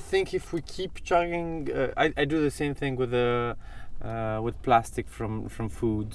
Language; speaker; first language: English; non-native, fluent; Romanian